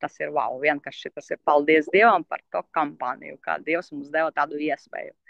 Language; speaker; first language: Latvian; non-native, local second language; Russian